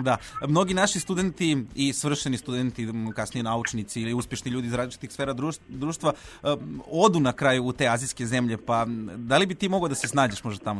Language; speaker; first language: Serbian; native; Serbian